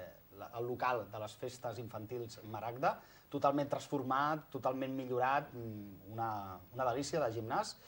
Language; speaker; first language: Catalan; native; Catalan